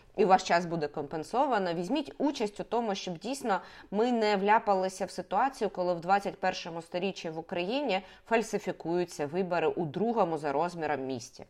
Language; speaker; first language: Ukrainian; native; Ukrainian